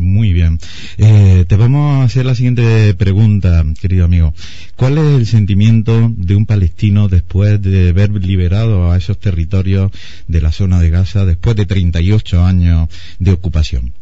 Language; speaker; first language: Spanish; native; Spanish